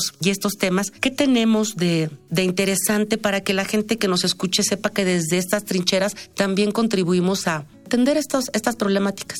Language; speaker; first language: Spanish; native; Spanish